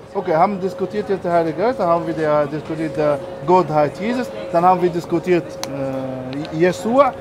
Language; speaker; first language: German; non-native, learner; Arabic